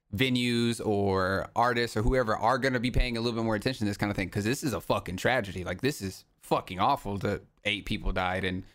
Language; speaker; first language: English; native; English